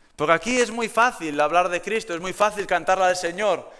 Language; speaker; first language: Spanish; native; Spanish